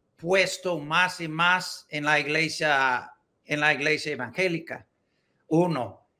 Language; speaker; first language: Spanish; non-native, learner; English